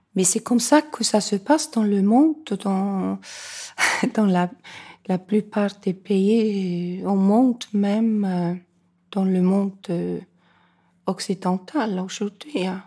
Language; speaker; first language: French; non-native, fluent; Icelandic